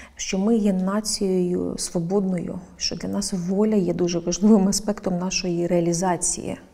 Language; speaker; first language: Ukrainian; non-native, local second language; Crimean Tatar